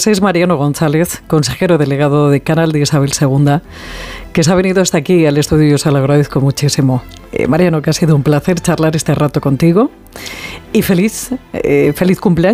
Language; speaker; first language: Spanish; native; Spanish